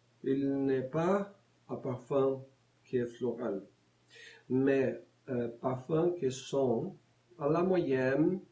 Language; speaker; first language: French; non-native, learner; Portuguese